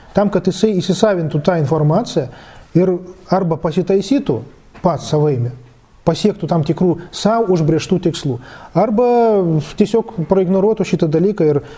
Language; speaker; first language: Lithuanian; non-native, local second language; Russian